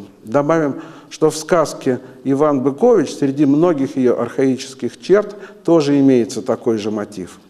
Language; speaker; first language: Russian; native; Russian